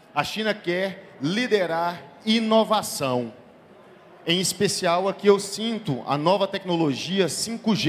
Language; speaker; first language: Portuguese; native; Portuguese